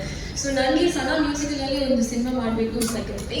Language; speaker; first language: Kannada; non-native, learner; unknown